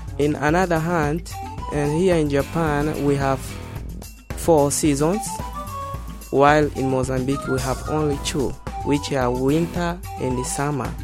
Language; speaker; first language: English; non-native, learner; Portuguese